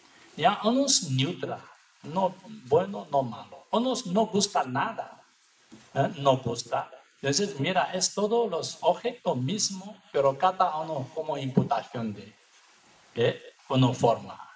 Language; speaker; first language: Spanish; non-native, learner; Tibetan